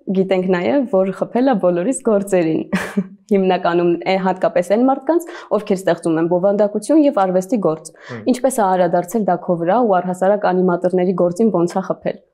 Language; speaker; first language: Armenian; native; Armenian